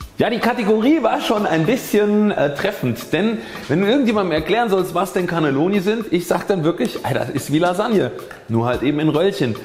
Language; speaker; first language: German; native; German